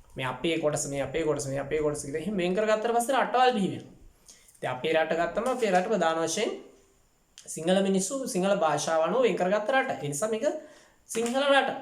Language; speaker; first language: Sinhala; native; Sinhala